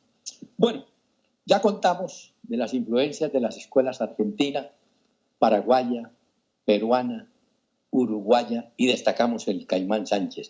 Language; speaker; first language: Spanish; native; Spanish